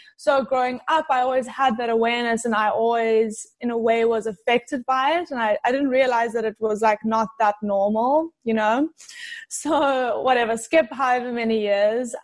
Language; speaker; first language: English; native; English